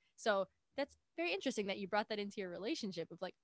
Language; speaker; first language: English; native; English